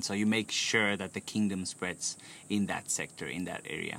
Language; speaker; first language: English; non-native, fluent; Finnish